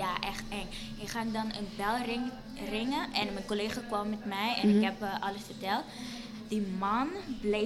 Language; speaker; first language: Dutch; non-native, fluent; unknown